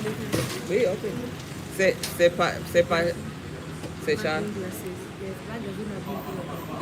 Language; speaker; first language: French; non-native, learner; English